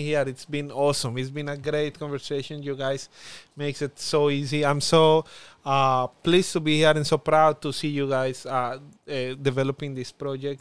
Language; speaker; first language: English; non-native, fluent; Spanish